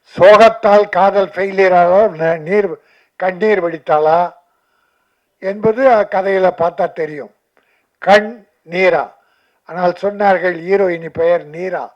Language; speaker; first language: Tamil; native; Tamil